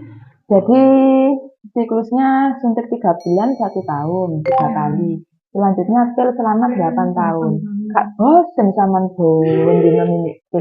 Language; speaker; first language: Indonesian; non-native, local second language; Javanese